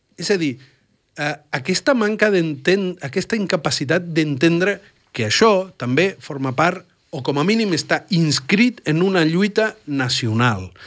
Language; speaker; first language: Catalan; non-native, fluent; Spanish